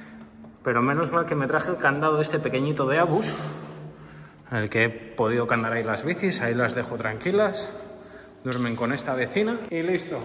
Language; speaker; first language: Spanish; native; Spanish